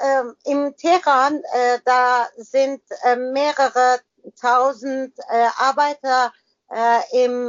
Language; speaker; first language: German; non-native, learner; Persian